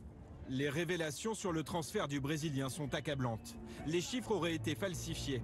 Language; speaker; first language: French; native; French